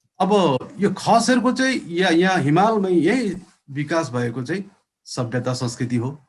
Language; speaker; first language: Nepali; native; Nepali